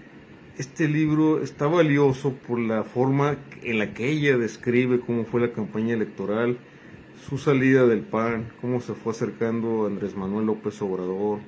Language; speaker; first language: Spanish; native; Spanish